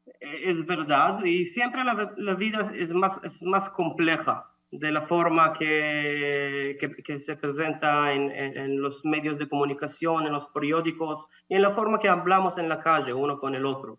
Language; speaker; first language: Spanish; non-native, fluent; Hebrew